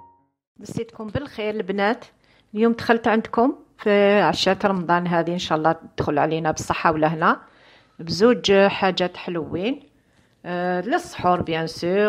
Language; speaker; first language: Arabic; native; Arabic